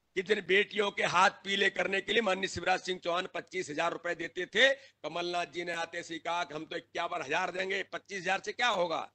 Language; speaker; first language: Hindi; native; Hindi